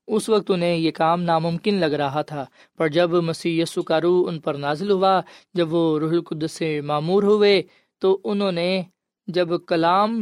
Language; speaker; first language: Urdu; non-native, local second language; Punjabi